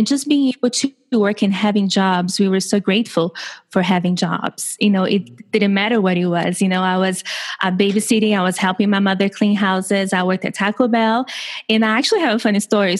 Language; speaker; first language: English; non-native, fluent; Portuguese